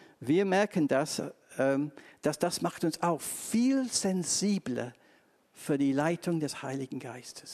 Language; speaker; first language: German; non-native, fluent; English